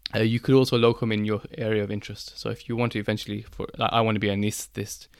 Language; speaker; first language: English; native; English